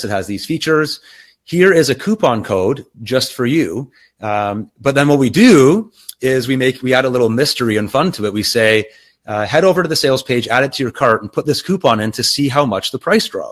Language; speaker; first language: English; native; English